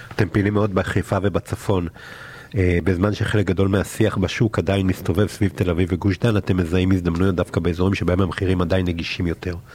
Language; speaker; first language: Hebrew; native; Hebrew